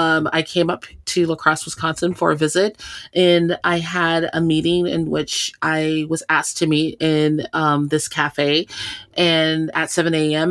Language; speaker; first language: English; native; English